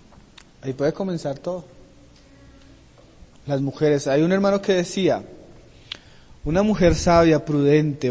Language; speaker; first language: Spanish; native; Spanish